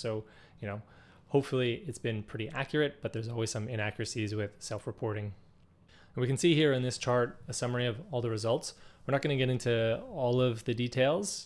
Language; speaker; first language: English; native; English